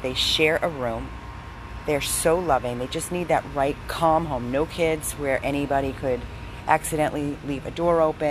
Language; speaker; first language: English; native; English